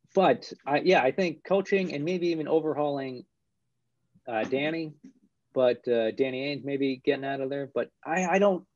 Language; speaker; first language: English; native; English